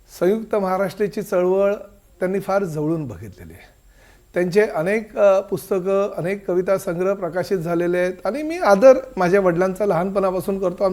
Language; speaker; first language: Marathi; native; Marathi